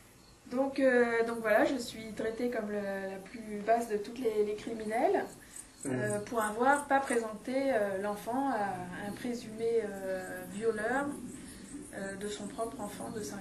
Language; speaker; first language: French; native; French